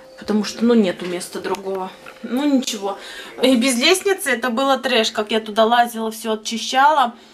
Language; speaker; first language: Russian; native; Russian